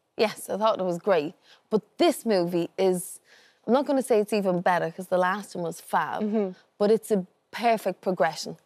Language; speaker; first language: English; native; English